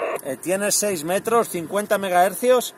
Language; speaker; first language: Spanish; non-native, learner; Portuguese